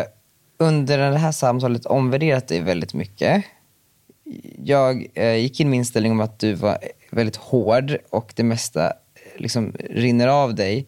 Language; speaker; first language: Swedish; native; Swedish